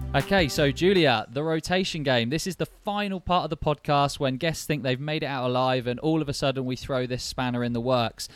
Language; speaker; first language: English; native; English